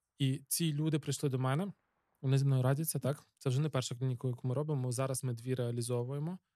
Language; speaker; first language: Ukrainian; native; Ukrainian